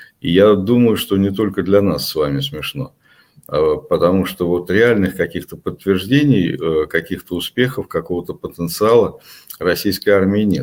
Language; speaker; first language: Russian; native; Russian